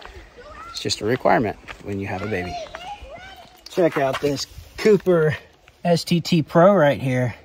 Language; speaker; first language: English; native; English